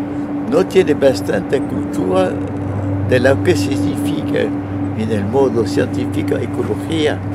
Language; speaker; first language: Spanish; non-native, fluent; French